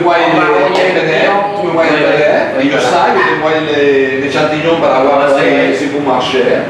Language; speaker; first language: French; non-native, learner; Spanish